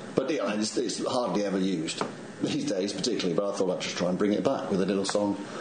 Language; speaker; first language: English; native; English